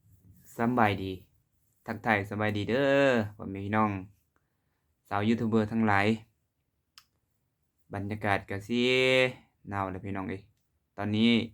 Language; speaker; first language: Thai; non-native, local second language; Lao